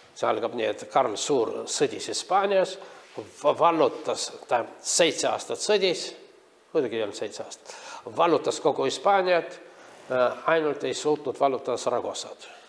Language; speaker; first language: Estonian; non-native, local second language; Russian